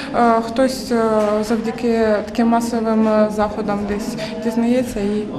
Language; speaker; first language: Ukrainian; non-native, local second language; Russian